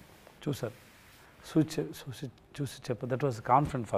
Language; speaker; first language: Telugu; non-native, learner; Tamil